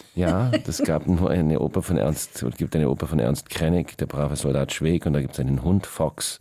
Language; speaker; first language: German; early bilingual, heritage; German